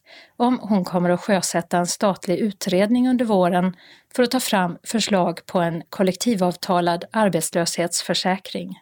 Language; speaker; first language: Swedish; native; Swedish